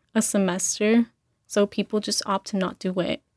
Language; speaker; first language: English; early bilingual, other home language; Spanish